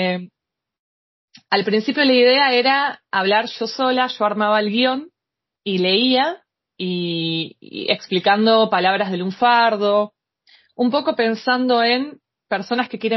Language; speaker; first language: Spanish; native; Spanish